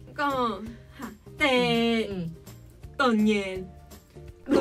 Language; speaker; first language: Thai; non-native, learner; Korean